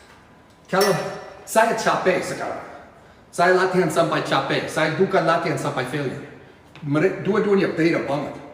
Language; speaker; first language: Indonesian; non-native, fluent; English